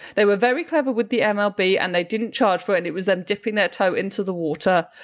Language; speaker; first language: English; native; English